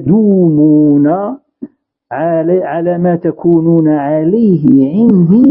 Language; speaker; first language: Arabic; native; Arabic